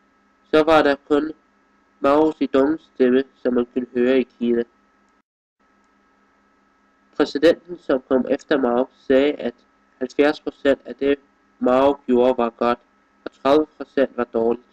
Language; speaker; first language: Danish; non-native, fluent; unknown